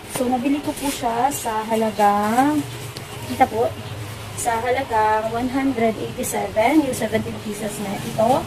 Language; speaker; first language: Filipino; non-native, local second language; Cebuano